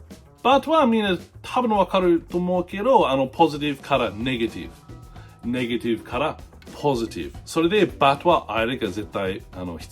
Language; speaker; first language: Japanese; non-native, fluent; English